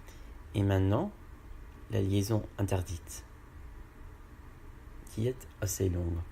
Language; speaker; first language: French; non-native, learner; English